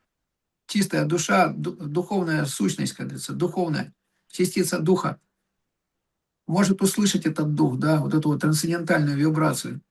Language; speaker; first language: Russian; native; Russian